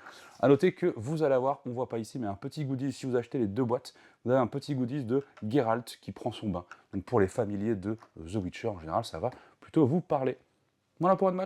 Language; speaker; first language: French; native; French